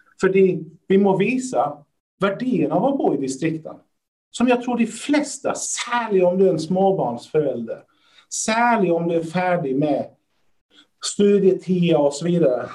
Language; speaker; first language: Swedish; early bilingual, other home language; Persian